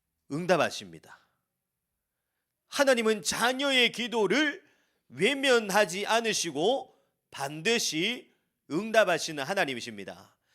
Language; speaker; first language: Korean; native; Korean